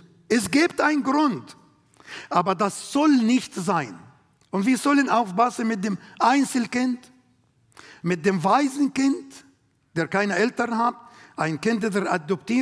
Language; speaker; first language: German; non-native, learner; Arabic